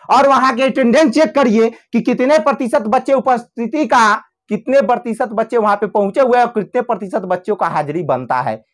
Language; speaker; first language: Hindi; native; Hindi